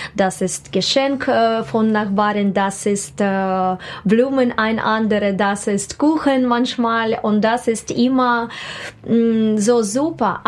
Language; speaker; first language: German; non-native, learner; Russian